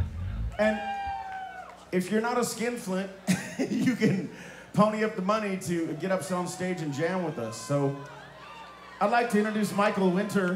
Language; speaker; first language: English; native; English